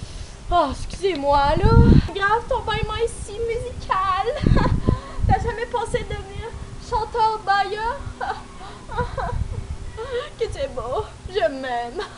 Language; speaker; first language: French; native; French